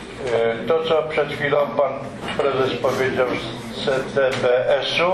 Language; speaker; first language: Polish; native; Polish